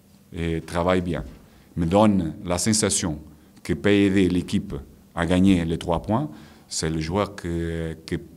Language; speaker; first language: French; non-native, fluent; Portuguese